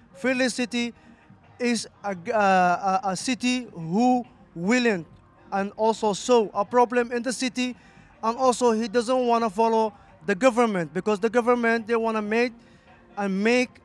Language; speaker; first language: English; non-native, fluent; Somali